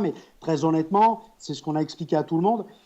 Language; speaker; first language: French; native; French